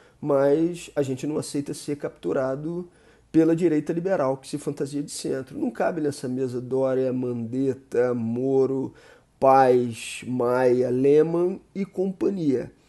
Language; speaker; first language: Portuguese; native; Portuguese